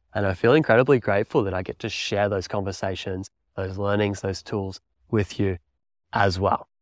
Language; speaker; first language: English; native; English